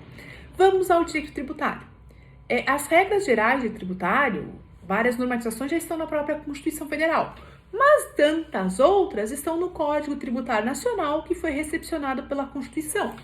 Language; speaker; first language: Portuguese; native; Portuguese